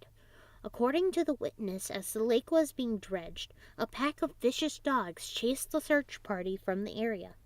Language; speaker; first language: English; native; English